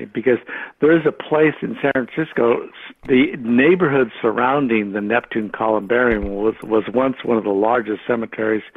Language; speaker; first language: English; native; English